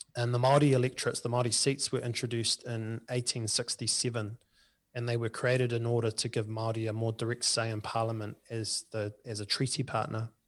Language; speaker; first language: English; native; English